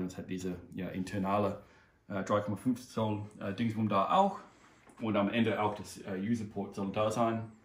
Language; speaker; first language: German; non-native, learner; English